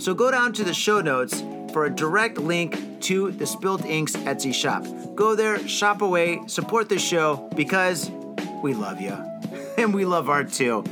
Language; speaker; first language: English; native; English